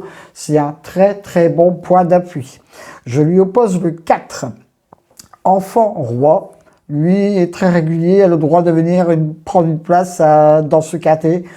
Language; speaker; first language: French; native; French